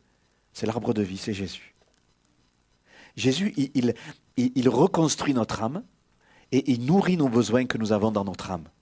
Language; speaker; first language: French; native; French